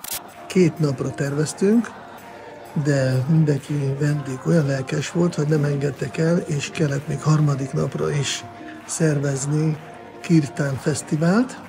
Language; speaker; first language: Hungarian; non-native, fluent; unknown